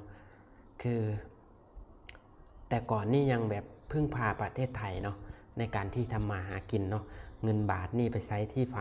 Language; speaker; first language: Thai; non-native, local second language; Northeastern Thai